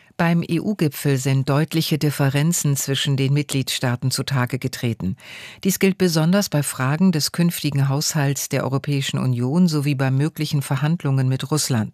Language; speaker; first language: German; native; German